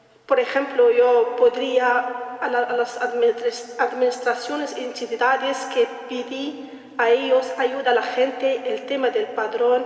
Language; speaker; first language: Spanish; non-native, learner; Arabic